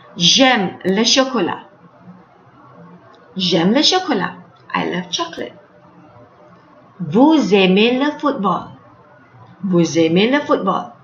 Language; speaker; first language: French; non-native, fluent; Malay